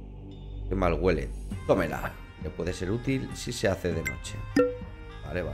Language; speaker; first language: Spanish; native; Spanish